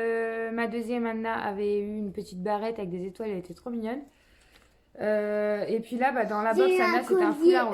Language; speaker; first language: French; native; French